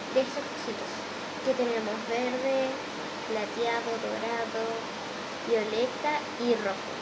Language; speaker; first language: Spanish; native; Spanish